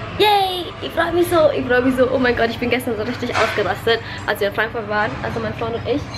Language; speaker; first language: German; early bilingual, other home language; Vietnamese